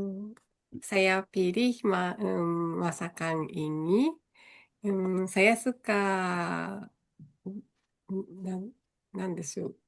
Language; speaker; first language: Indonesian; non-native, learner; Japanese